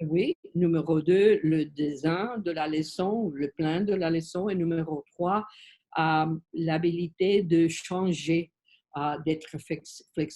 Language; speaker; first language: French; non-native, learner; Spanish